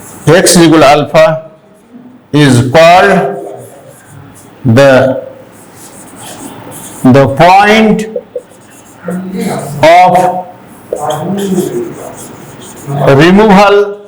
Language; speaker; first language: English; non-native, local second language; Hindi